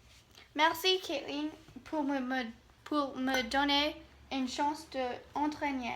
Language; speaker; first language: French; non-native, learner; English